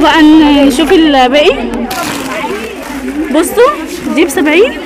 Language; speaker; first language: Arabic; native; Arabic